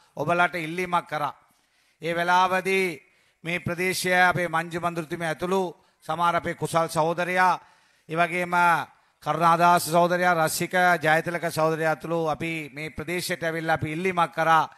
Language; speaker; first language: Sinhala; non-native, local second language; Tamil